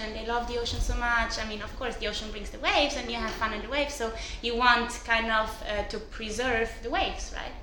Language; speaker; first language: English; non-native, fluent; German